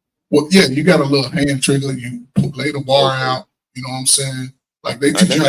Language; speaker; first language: English; native; English